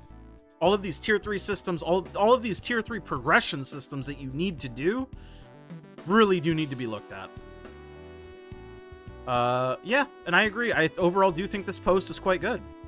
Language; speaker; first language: English; native; English